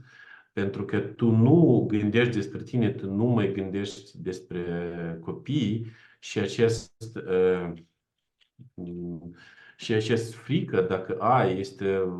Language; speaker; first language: Romanian; non-native, learner; Ukrainian